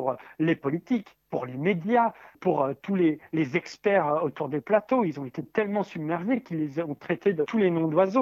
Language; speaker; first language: French; native; French